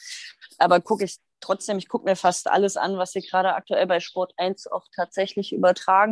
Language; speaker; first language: German; native; German